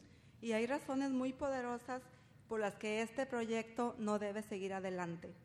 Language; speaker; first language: Spanish; native; Spanish